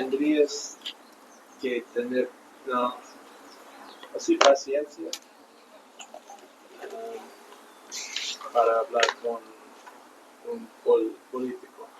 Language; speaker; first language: Spanish; non-native, learner; English